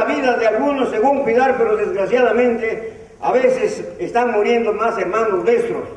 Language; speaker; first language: Spanish; non-native, local second language; Zapotec